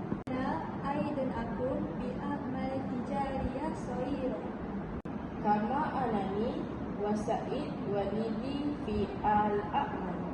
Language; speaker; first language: Arabic; non-native, learner; Malay